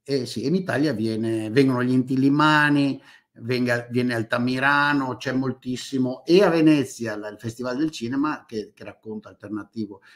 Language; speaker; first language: Italian; native; Italian